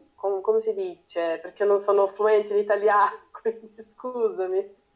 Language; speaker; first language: Italian; non-native, learner; Portuguese